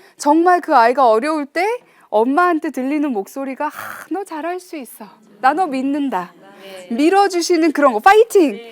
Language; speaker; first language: Korean; early bilingual, heritage; Korean